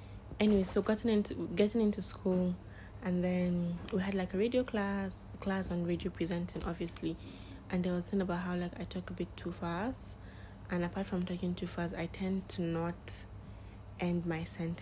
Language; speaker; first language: English; non-native, local second language; Hausa